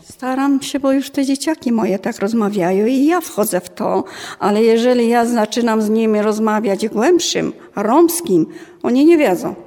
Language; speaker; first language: Polish; non-native, local second language; Romany